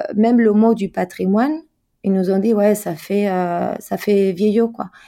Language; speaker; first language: French; non-native, fluent; Spanish